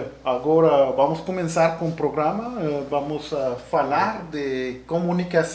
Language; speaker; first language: Portuguese; non-native, learner; Spanish